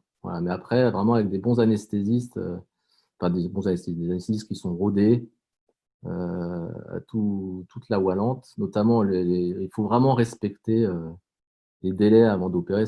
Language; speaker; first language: French; native; French